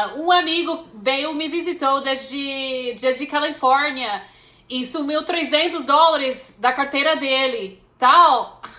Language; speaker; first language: Portuguese; non-native, fluent; English